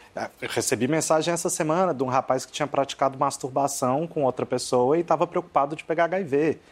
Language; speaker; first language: Portuguese; native; Portuguese